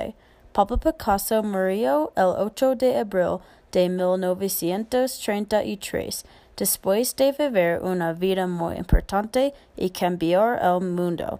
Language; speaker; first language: Spanish; non-native, learner; English